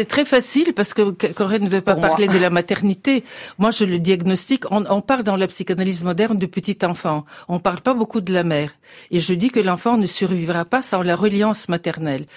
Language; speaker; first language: French; non-native, fluent; Bulgarian